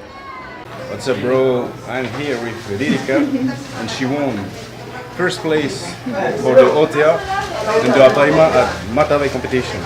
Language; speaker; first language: English; non-native, learner; French